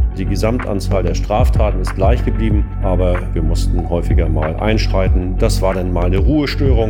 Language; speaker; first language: German; native; German